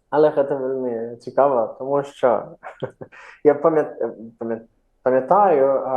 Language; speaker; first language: Ukrainian; non-native, learner; Portuguese